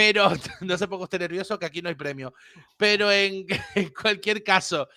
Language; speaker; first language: Spanish; native; Spanish